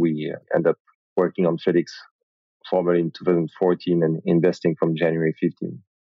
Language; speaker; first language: English; non-native, fluent; French